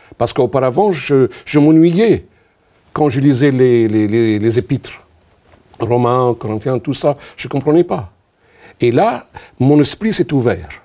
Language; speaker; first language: French; non-native, local second language; Arabic